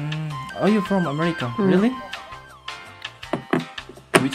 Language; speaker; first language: English; non-native, learner; Indonesian